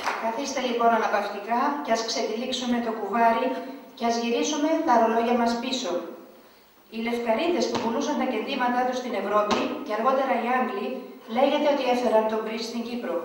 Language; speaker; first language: Greek; native; Greek